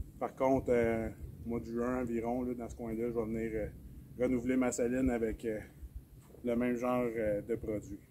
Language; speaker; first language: French; native; French